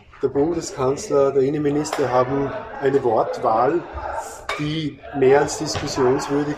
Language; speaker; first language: German; native; German